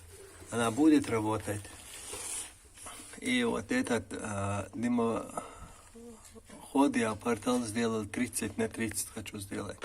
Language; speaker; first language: Russian; native; Russian